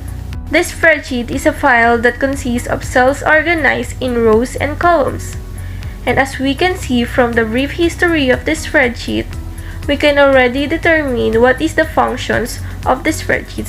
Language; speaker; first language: English; non-native, local second language; Filipino